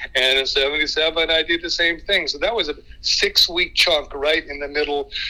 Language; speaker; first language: English; native; English